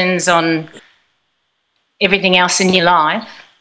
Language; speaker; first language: English; native; English